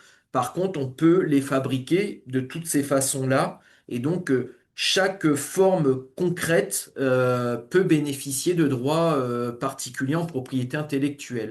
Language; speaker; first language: French; native; French